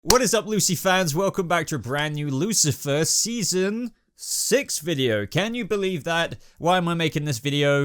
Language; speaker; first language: English; native; English